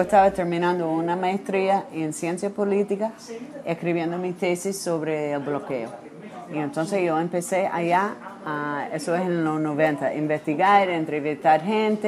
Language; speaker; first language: Spanish; non-native, fluent; English